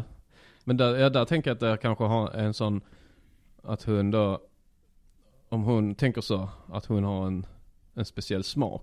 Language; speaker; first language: Swedish; native; Swedish